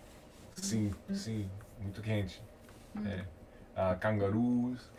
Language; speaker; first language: Portuguese; non-native, learner; English